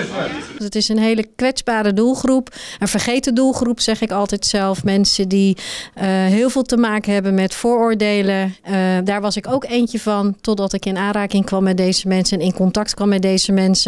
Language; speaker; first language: Dutch; native; Dutch